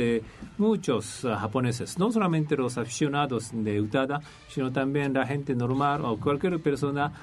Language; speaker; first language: Spanish; non-native, fluent; Japanese